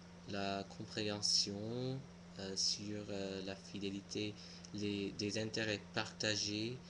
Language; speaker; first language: French; non-native, fluent; English